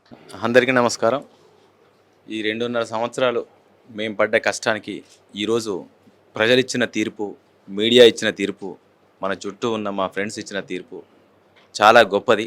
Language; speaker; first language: Telugu; native; Telugu